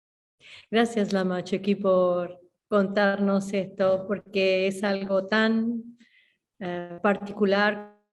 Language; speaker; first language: Spanish; native; Spanish